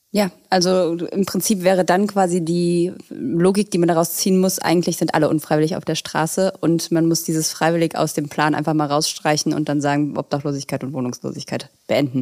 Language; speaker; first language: German; native; German